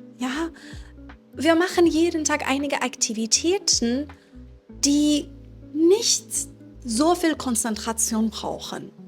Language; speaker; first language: German; non-native, fluent; Persian